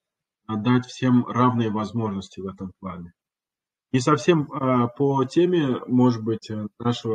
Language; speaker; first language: Russian; non-native, local second language; Kumyk